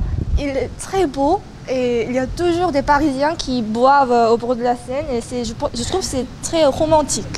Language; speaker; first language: French; non-native, learner; Korean